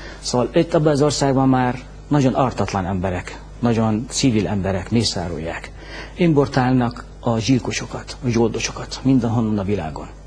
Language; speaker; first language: Hungarian; non-native, fluent; Arabic